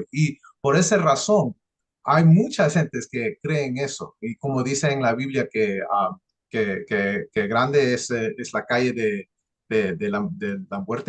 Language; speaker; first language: Spanish; early bilingual, heritage; English